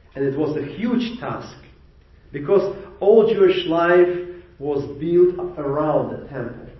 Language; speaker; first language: English; non-native, fluent; Ukrainian